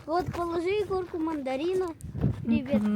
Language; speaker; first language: Russian; non-native, local second language; Yakut